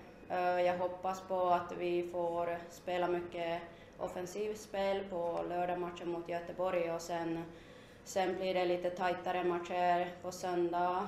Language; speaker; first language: Swedish; non-native, fluent; Finnish